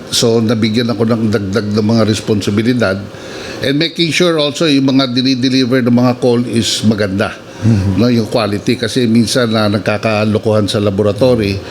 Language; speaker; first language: Filipino; native; Filipino